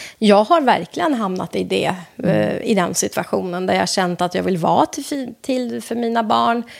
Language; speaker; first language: Swedish; non-native, fluent; Persian